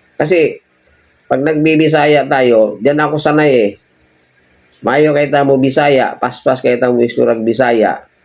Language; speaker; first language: Filipino; non-native, local second language; Cebuano